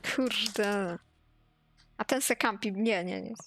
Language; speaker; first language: Polish; native; Polish